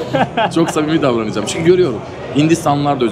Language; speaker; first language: Turkish; native; Turkish